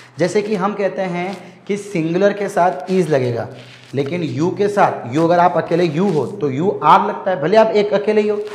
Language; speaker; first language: Hindi; native; Hindi